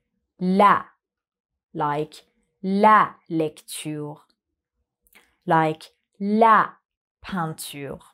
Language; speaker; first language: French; non-native, fluent; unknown